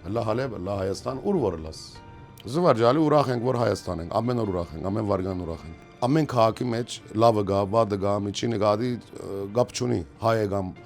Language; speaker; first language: Armenian; early bilingual, heritage; Armenian